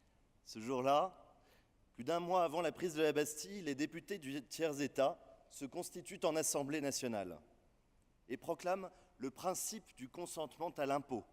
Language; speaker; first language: French; native; French